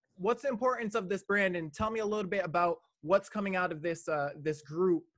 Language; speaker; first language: English; native; English